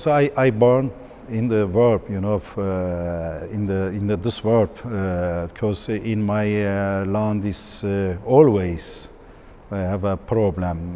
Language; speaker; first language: English; non-native, learner; Turkish